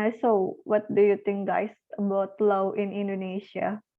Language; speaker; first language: English; non-native, learner; Indonesian